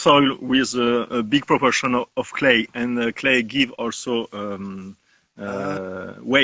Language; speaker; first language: English; non-native, learner; French